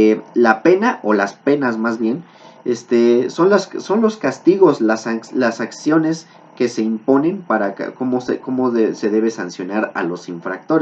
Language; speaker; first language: Spanish; native; Spanish